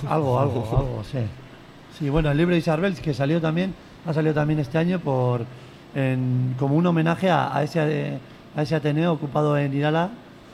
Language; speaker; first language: Spanish; native; Spanish